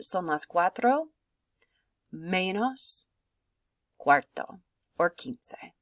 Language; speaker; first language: Spanish; non-native, fluent; English